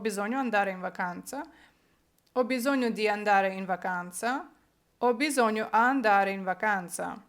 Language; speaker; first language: Italian; non-native, fluent; Ukrainian